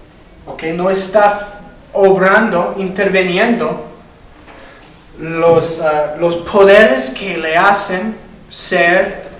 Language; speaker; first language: Spanish; non-native, fluent; English